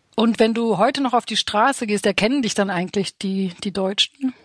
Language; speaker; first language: German; early bilingual, other home language; Romanian